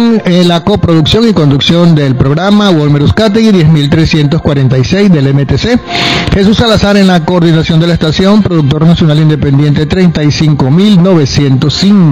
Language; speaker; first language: Spanish; native; Spanish